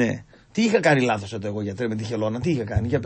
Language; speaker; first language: Greek; native; Greek